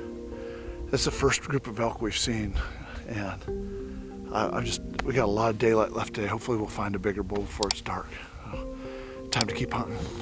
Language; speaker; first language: English; native; English